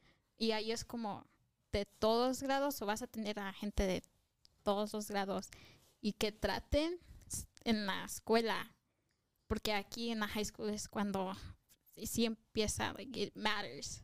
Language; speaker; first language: Spanish; early bilingual, heritage; Spanish